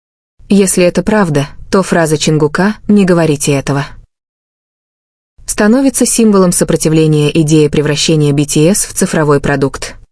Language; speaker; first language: Russian; native; Russian